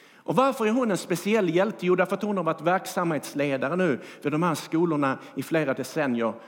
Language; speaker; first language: Swedish; native; Swedish